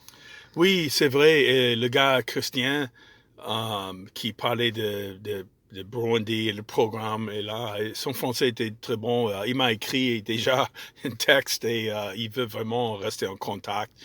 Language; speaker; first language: French; non-native, fluent; English